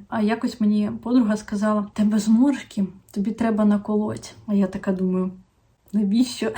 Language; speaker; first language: Ukrainian; non-native, local second language; Russian